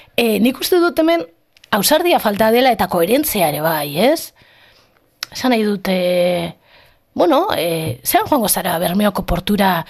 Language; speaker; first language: Basque; non-native, local second language; Spanish